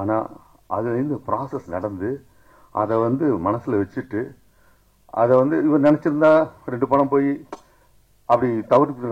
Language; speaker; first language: Tamil; native; Tamil